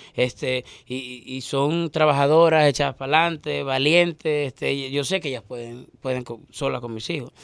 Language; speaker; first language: Spanish; native; Spanish